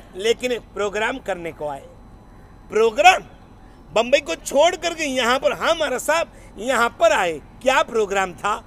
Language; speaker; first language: Hindi; non-native, local second language; Gujarati